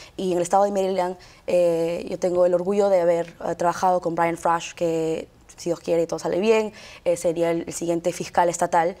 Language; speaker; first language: Spanish; early bilingual, heritage; Spanish